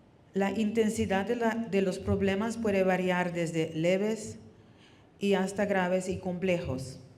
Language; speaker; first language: Spanish; non-native, fluent; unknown